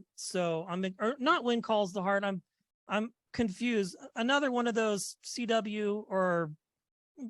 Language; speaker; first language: English; native; English